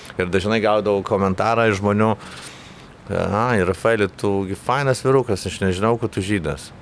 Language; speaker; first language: Lithuanian; native; Lithuanian